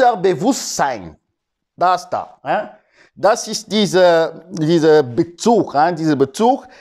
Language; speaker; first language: German; non-native, learner; French